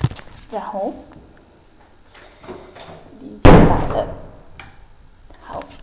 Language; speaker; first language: Chinese; non-native, fluent; Dutch